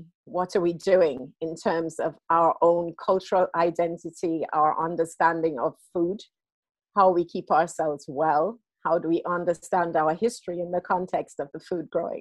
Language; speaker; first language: English; native; English